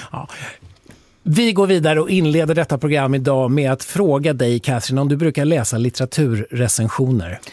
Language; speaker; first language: Swedish; native; Swedish